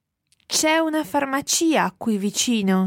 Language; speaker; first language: Italian; non-native, learner; English